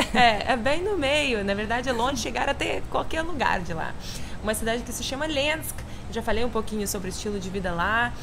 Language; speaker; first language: Portuguese; non-native, fluent; Russian